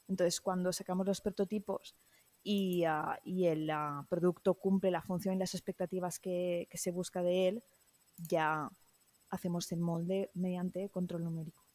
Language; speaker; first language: Spanish; native; Spanish